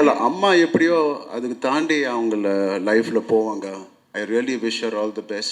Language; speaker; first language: Tamil; non-native, local second language; Telugu